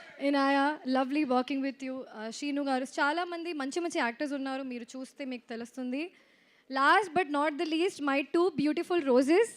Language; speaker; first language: Telugu; non-native, local second language; Hindi